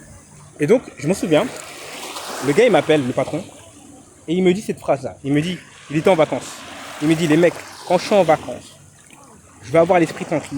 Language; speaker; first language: French; native; French